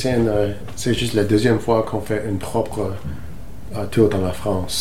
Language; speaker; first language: French; non-native, learner; English